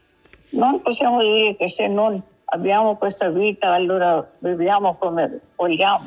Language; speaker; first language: Italian; non-native, learner; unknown